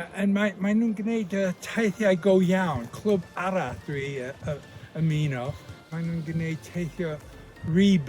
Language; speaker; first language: Welsh; non-native, learner; English